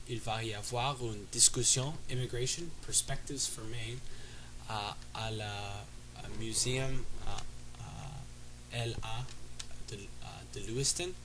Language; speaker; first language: French; non-native, learner; English